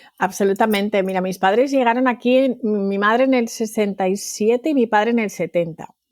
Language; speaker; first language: Spanish; native; Spanish